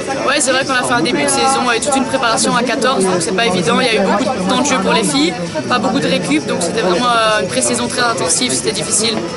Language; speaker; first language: French; native; French